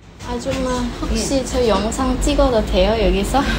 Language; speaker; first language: Korean; non-native, learner; Indonesian